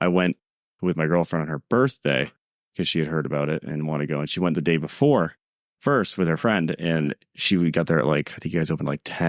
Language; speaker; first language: English; native; English